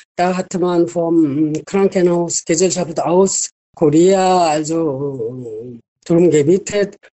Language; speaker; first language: German; non-native, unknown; Korean